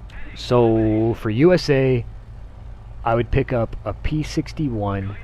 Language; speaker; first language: English; native; English